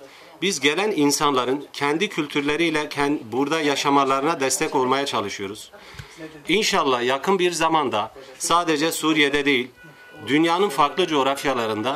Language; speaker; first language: Turkish; native; Turkish